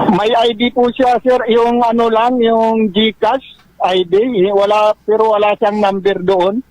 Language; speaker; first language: Filipino; non-native, local second language; Waray